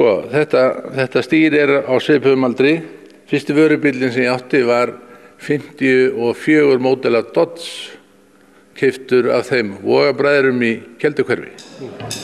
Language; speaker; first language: Icelandic; native; Icelandic